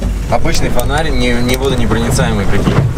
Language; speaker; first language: Russian; native; Russian